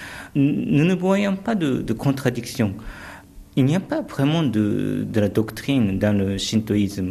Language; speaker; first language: French; early bilingual, other home language; Japanese